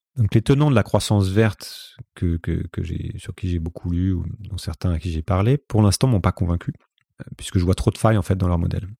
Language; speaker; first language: French; native; French